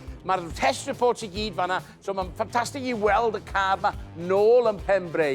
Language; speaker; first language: Welsh; native; Welsh